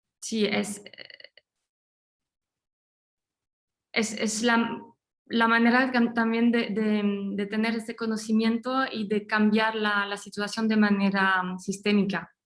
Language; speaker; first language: Spanish; non-native, fluent; French